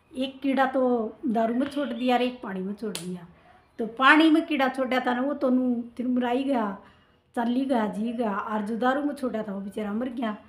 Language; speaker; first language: Hindi; native; Hindi